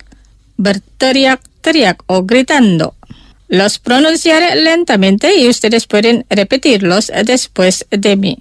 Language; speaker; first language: Spanish; non-native, fluent; Indonesian